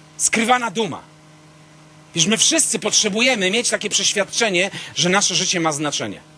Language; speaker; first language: Polish; native; Polish